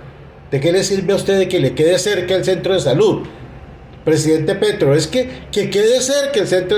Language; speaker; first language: Spanish; native; Spanish